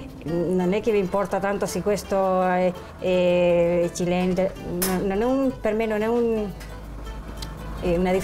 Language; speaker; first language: Italian; early bilingual, heritage; Spanish